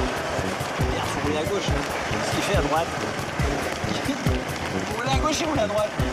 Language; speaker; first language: French; native; French